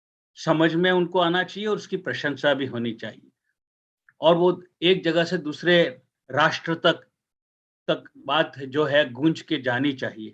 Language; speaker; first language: Hindi; native; Hindi